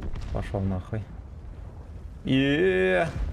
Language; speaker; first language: Russian; native; Russian